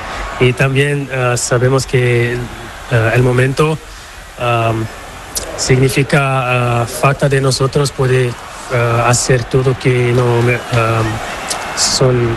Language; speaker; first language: Spanish; non-native, learner; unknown